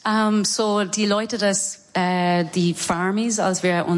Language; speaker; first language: German; non-native, learner; English